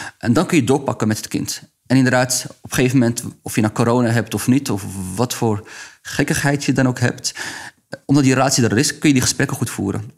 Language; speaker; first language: Dutch; early bilingual, other home language; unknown